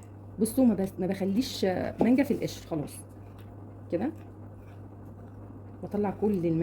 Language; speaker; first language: Arabic; native; Arabic